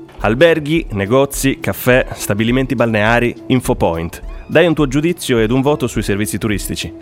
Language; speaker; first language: Italian; native; Italian